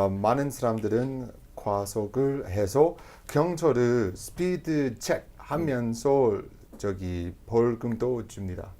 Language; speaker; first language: Korean; non-native, fluent; English